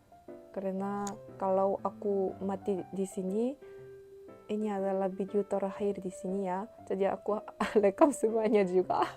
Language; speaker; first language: Indonesian; non-native, learner; Korean